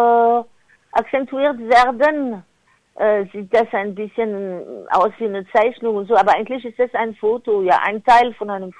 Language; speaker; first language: German; non-native, fluent; French